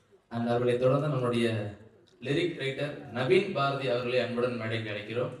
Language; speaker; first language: Tamil; native; Tamil